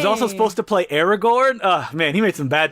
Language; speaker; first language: English; native; English